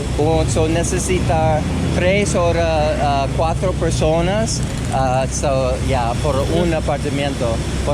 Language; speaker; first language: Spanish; non-native, learner; English